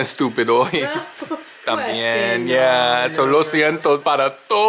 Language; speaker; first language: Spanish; non-native, learner; English